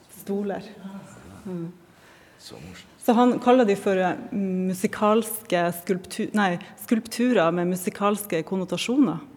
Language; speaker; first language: Norwegian; native; Norwegian